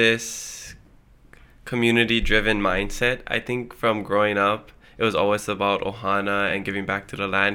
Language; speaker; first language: English; early bilingual, other home language; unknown